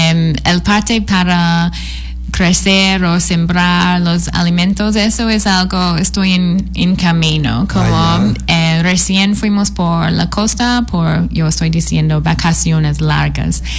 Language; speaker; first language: Spanish; non-native, fluent; English